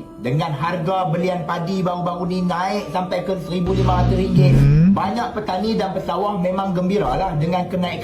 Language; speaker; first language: Malay; native; Malay